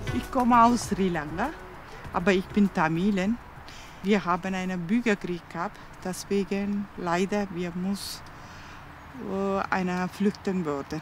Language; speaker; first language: German; non-native, learner; Tamil